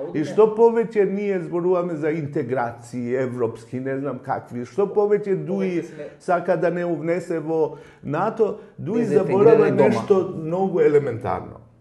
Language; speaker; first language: Macedonian; non-native, local second language; Albanian